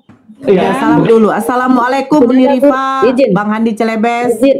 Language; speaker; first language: Indonesian; native; Indonesian